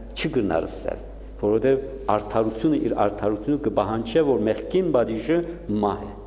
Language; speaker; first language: Armenian; native; Armenian